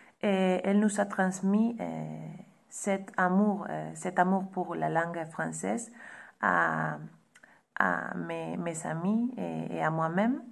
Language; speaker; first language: French; non-native, fluent; Spanish